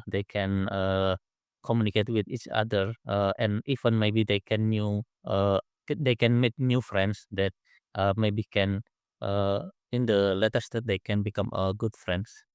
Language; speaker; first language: English; non-native, learner; Indonesian